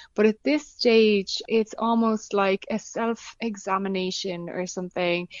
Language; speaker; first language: English; native; English